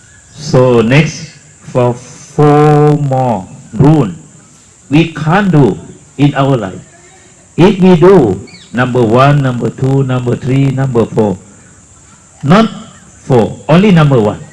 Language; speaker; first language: English; non-native, learner; Thai